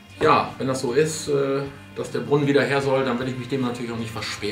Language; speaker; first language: German; native; German